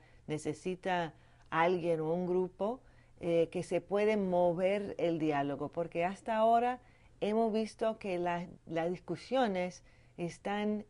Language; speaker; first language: Spanish; non-native, fluent; English